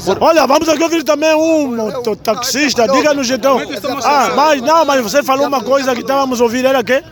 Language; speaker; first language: Portuguese; native; Portuguese